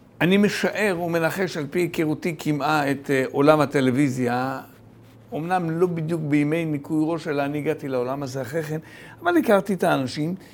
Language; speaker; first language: Hebrew; native; Hebrew